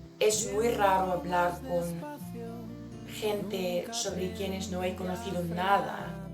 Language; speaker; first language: Spanish; non-native, learner; English